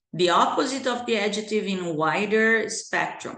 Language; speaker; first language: English; non-native, fluent; Portuguese